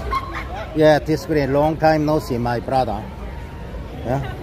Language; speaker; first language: English; non-native, learner; Korean